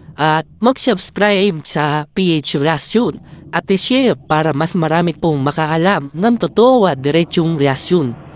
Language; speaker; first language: Filipino; native; Filipino